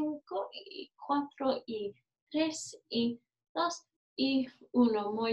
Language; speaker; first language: Spanish; non-native, learner; English